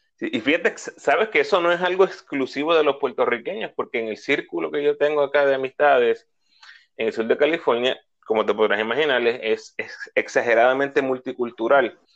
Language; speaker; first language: Spanish; native; Spanish